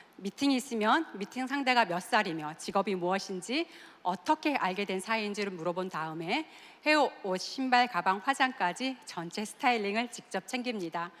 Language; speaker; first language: Korean; native; Korean